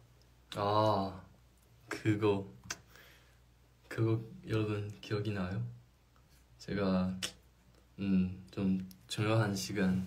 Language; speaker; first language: Korean; non-native, fluent; Chinese